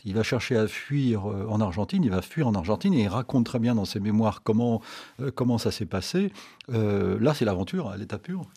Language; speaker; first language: French; native; French